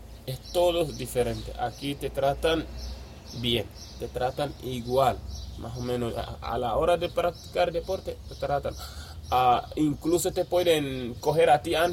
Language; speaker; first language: Spanish; non-native, fluent; Wolof